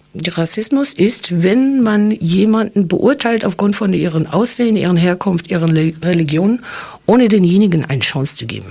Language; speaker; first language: German; non-native, fluent; English